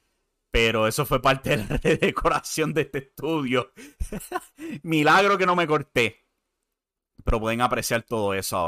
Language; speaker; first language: Spanish; native; Spanish